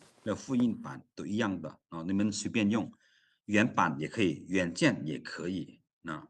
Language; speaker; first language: Chinese; non-native, fluent; Lao